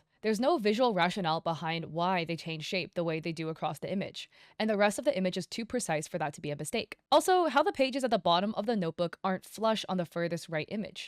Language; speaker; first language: English; native; English